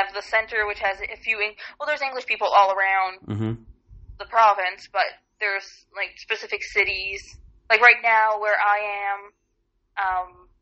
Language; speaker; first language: English; non-native, fluent; French